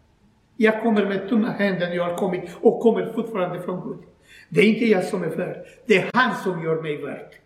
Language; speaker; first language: Swedish; non-native, learner; Croatian